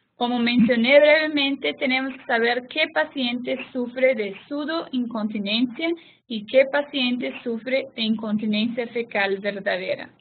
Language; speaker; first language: Spanish; non-native, fluent; Portuguese